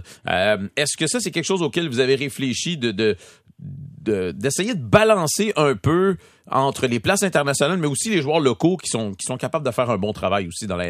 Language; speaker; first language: French; native; French